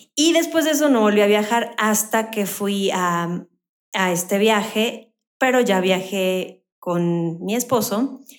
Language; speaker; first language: Spanish; native; Spanish